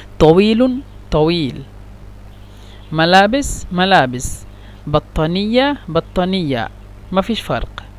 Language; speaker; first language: Egyptian Arabic; non-native, learner; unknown